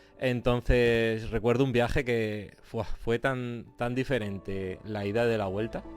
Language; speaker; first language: Spanish; native; Spanish